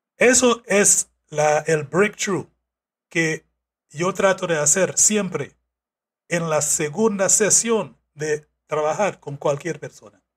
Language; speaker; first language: Spanish; non-native, fluent; English